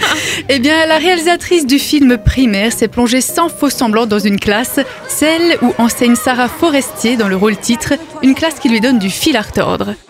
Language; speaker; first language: French; native; French